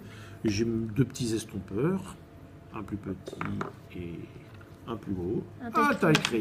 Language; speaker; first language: French; native; French